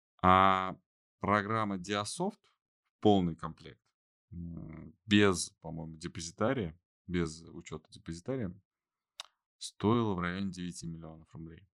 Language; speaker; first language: Russian; native; Russian